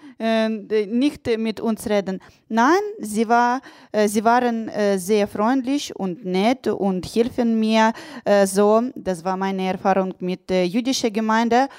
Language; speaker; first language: German; non-native, learner; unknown